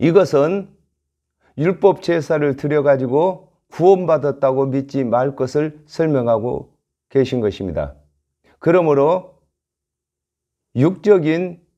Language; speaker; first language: Korean; native; Korean